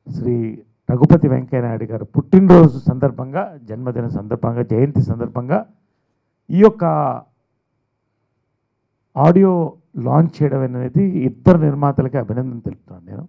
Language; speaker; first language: Telugu; native; Telugu